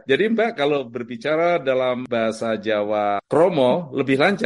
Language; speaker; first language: Indonesian; native; Indonesian